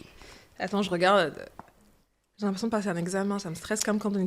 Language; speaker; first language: French; early bilingual, other home language; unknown